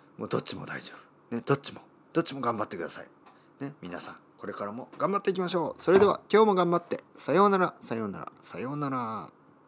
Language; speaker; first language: Japanese; native; Japanese